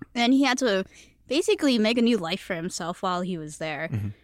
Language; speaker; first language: English; early bilingual, other home language; Cantonese